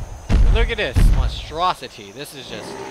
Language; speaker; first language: English; native; English